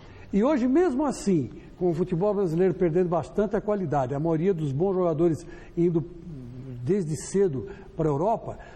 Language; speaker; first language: Portuguese; native; Portuguese